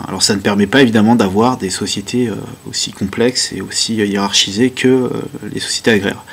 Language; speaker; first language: French; native; French